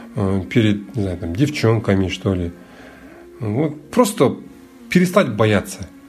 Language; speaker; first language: Russian; early bilingual, other home language; Mongolian